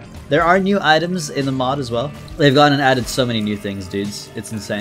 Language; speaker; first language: English; native; English